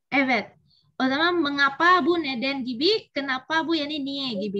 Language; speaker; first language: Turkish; non-native, learner; Indonesian